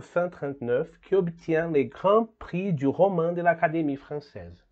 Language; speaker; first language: French; non-native, learner; Portuguese